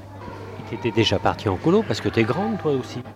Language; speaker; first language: French; native; French